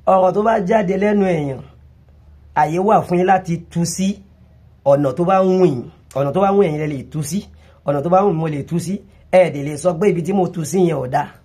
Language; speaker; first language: Yoruba; non-native, local second language; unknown